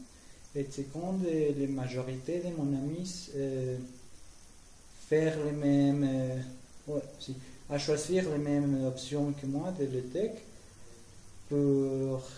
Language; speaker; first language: French; non-native, learner; Spanish